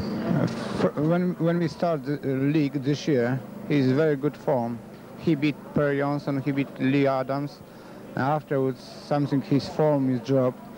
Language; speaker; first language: English; non-native, fluent; Polish